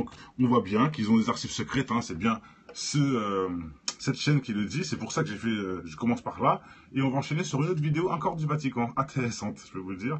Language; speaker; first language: French; native; French